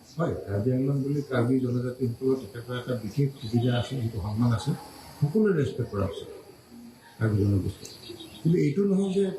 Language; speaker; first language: Assamese; non-native, local second language; Karbi